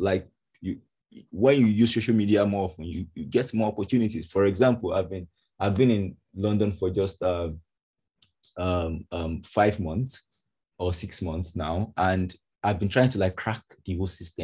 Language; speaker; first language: English; non-native, local second language; Yoruba